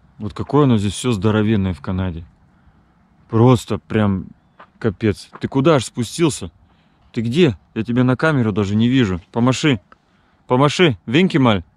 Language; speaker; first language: Russian; native; Russian